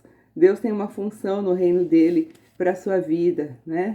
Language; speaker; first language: Portuguese; native; Portuguese